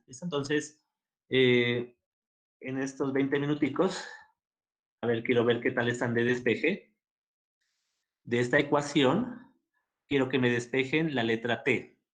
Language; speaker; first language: Spanish; native; Spanish